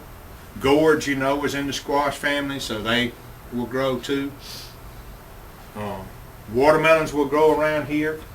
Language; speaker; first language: English; native; English